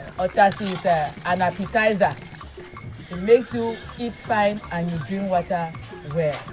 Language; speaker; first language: Nigerian Pidgin; non-native, local second language; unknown